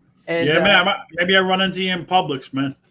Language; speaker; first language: English; native; English